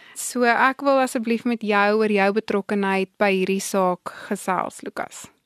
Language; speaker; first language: Afrikaans; native; Afrikaans